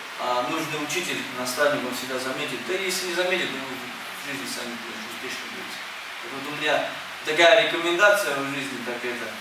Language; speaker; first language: Russian; early bilingual, other home language; Armenian